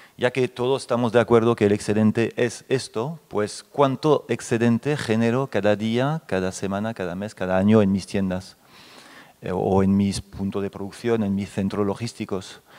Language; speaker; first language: Spanish; non-native, fluent; French